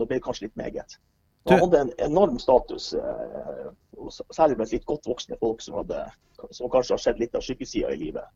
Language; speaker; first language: Norwegian; native; Norwegian